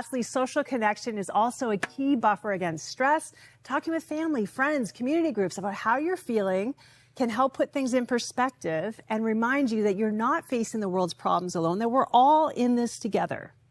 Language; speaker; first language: English; native; English